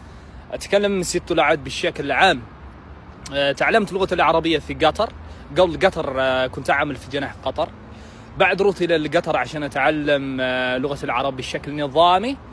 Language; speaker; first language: Arabic; non-native, learner; Kazakh